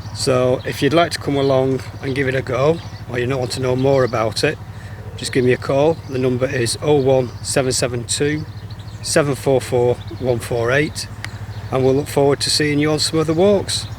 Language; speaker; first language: English; native; English